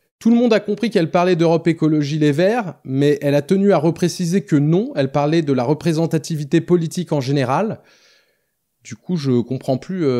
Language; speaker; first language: French; native; French